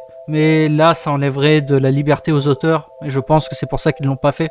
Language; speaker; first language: French; native; French